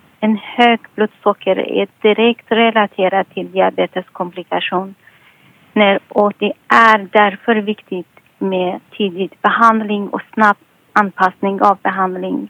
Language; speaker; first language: Swedish; non-native, fluent; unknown